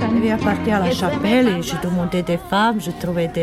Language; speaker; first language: French; non-native, learner; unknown